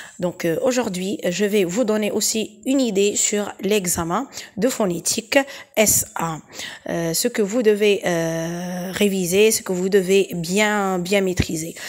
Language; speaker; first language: French; non-native, local second language; Arabic